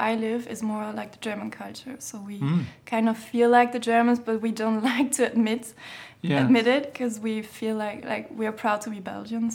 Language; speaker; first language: English; non-native, fluent; German